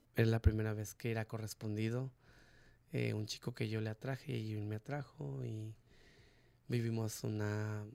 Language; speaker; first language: Spanish; native; Spanish